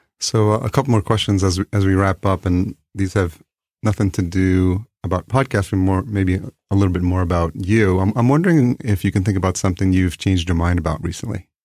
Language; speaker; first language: English; early bilingual, other home language; Spanish